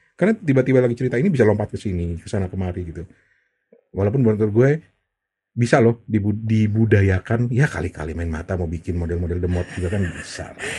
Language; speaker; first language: Indonesian; native; Indonesian